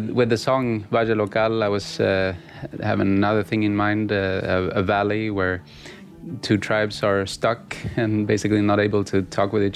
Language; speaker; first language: English; non-native, fluent; Swedish